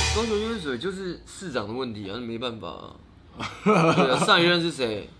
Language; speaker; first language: Chinese; native; Chinese